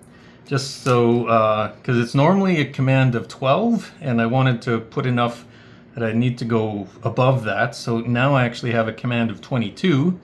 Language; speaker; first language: English; native; English